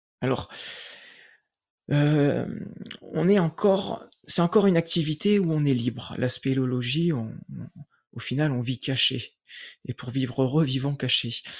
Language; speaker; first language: French; native; French